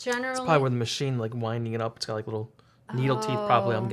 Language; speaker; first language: English; native; English